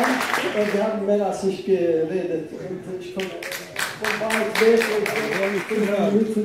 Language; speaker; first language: German; non-native, fluent; Arabic